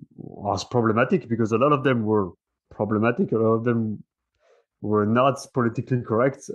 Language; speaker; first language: English; non-native, fluent; French